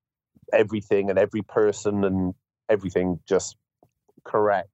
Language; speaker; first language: English; native; English